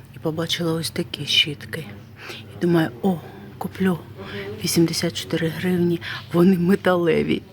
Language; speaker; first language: Ukrainian; native; Ukrainian